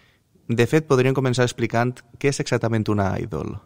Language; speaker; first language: Catalan; native; Catalan